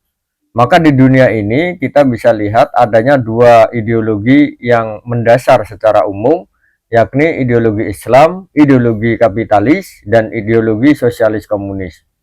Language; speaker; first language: Indonesian; native; Indonesian